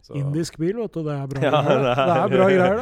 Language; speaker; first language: Norwegian; native; Norwegian